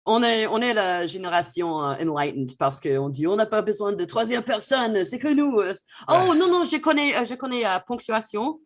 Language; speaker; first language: French; non-native, fluent; English